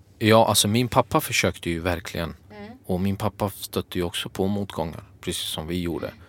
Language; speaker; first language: Swedish; early bilingual, other home language; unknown